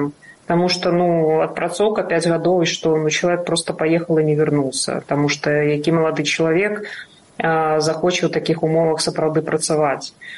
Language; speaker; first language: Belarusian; non-native, local second language; Russian